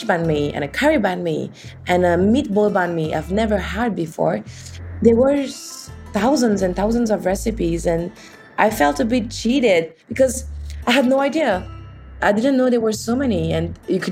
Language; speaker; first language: English; non-native, fluent; French